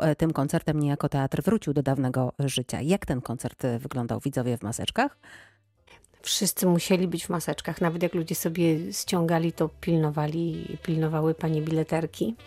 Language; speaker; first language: Polish; native; Polish